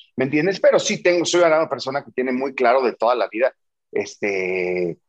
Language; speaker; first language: Spanish; native; Spanish